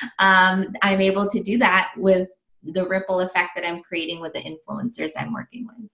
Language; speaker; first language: English; early bilingual, other home language; Filipino